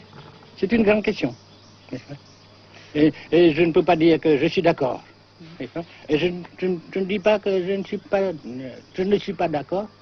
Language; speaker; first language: French; non-native, local second language; Vietnamese